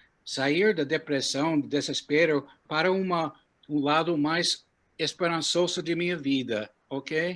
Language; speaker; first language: Portuguese; non-native, fluent; English